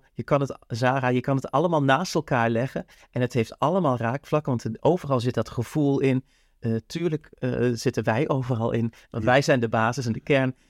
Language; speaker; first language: Dutch; native; Dutch